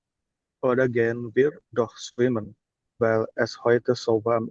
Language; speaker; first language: German; non-native, learner; Indonesian